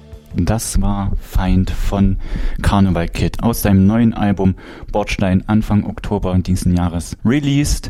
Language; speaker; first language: German; native; German